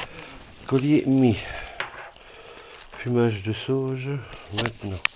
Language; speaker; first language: French; native; French